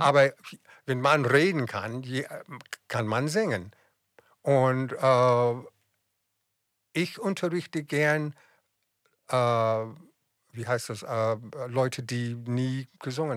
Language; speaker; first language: German; non-native, fluent; English